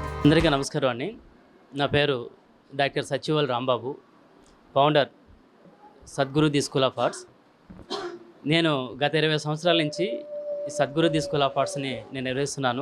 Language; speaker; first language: Telugu; native; Telugu